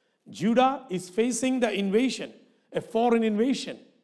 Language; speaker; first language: English; non-native, local second language; Malayalam